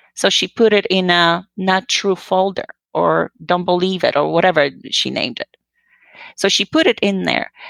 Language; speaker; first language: English; non-native, fluent; Polish